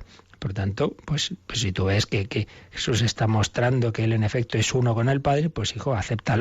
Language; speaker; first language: Spanish; native; Spanish